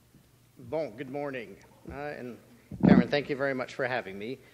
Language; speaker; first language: English; native; English